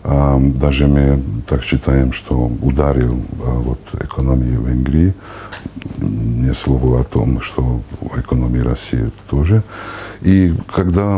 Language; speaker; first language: Russian; non-native, fluent; Hungarian